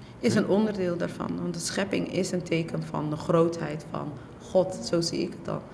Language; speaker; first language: Dutch; early bilingual, other home language; Somali